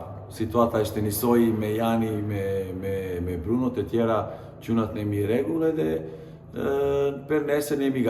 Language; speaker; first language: Albanian; non-native, learner; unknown